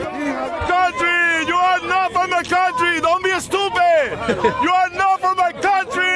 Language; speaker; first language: English; non-native, fluent; Spanish